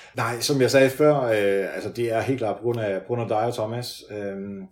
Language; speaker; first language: Danish; early bilingual, other home language; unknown